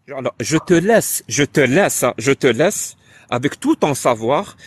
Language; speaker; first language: French; non-native, local second language; Arabic